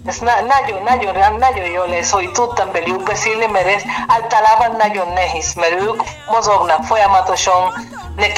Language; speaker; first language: Hungarian; non-native, learner; Spanish